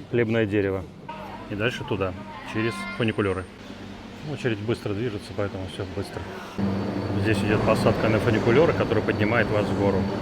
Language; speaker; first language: Russian; native; Russian